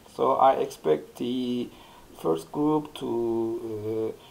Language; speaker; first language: English; non-native, fluent; Turkish